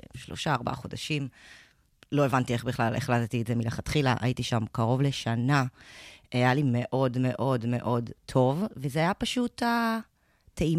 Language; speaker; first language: Hebrew; native; Hebrew